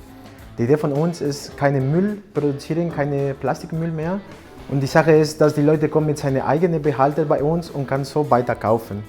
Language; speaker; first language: German; non-native, learner; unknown